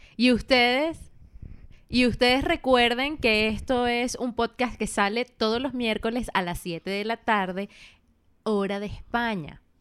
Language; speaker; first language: Spanish; native; Spanish